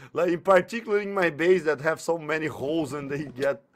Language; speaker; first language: English; non-native, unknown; Portuguese